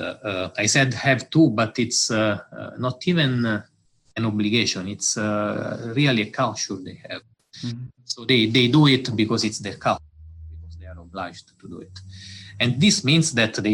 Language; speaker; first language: English; non-native, fluent; Italian